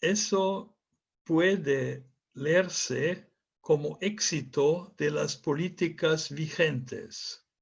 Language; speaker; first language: Spanish; non-native, fluent; German